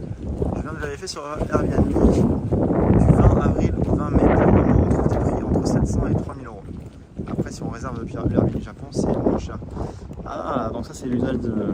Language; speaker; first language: French; native; French